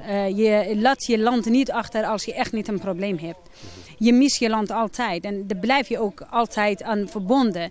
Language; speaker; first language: Dutch; non-native, fluent; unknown